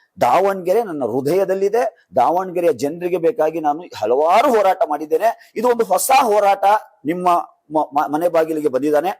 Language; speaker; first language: Kannada; non-native, local second language; Urdu